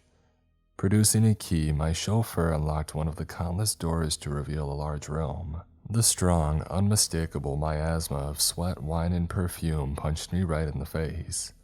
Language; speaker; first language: English; native; English